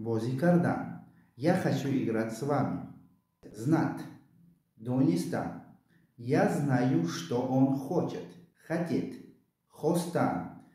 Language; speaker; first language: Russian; non-native, local second language; Tajik